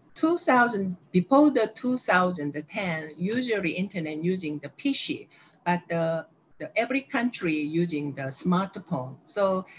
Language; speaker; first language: English; non-native, learner; Korean